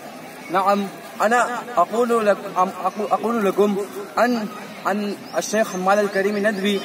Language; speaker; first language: Arabic; non-native, learner; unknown